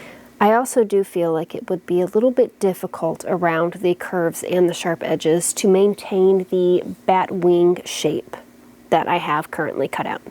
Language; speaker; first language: English; native; English